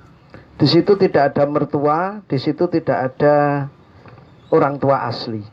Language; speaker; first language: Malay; non-native, local second language; Javanese